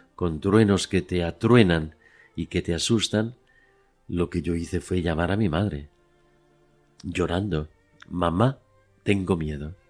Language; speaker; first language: Spanish; native; Spanish